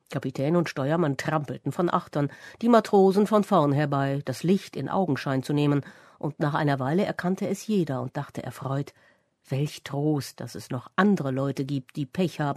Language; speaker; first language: German; native; German